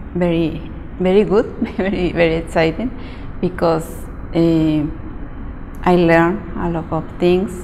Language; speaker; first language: English; non-native, learner; Spanish